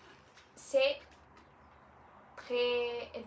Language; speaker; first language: French; non-native, learner; Spanish